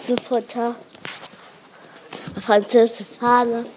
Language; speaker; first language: German; non-native, learner; French